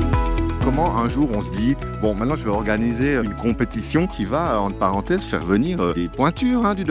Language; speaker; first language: French; native; French